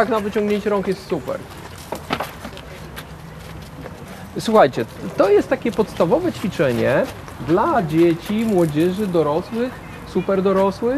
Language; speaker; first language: Polish; native; Polish